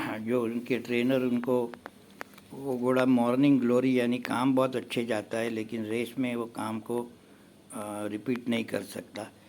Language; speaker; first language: Hindi; non-native, local second language; Gujarati